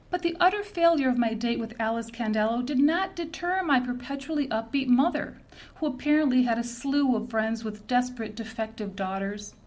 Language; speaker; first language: English; native; English